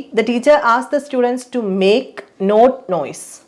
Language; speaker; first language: English; non-native, local second language; Malayalam